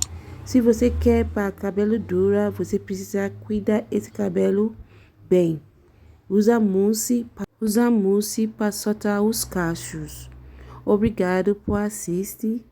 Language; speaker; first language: Portuguese; non-native, learner; English